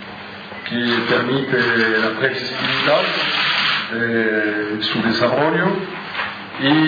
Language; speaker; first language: Spanish; non-native, fluent; French